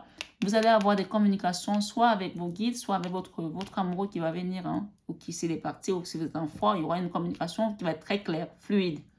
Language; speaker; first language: French; native; French